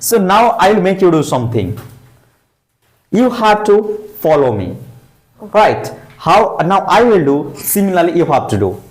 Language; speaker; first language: English; non-native, fluent; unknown